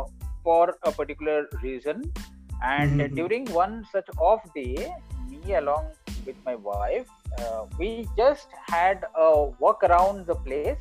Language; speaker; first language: English; non-native, local second language; Bangla